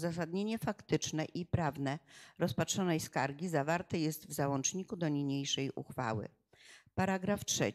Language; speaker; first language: Polish; native; Polish